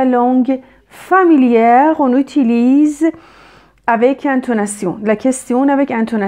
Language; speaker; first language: French; non-native, fluent; Persian